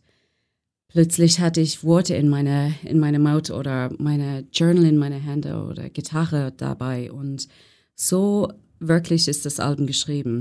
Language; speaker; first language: German; non-native, learner; English